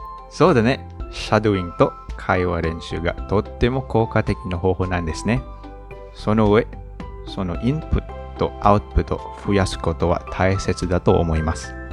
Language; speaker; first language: Japanese; non-native, fluent; English